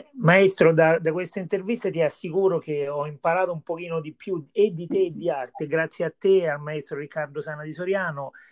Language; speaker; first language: Italian; native; Italian